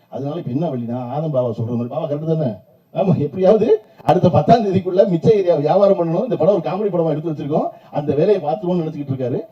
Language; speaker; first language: Tamil; native; Tamil